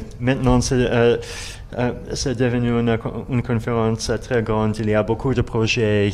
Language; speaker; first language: French; non-native, learner; Russian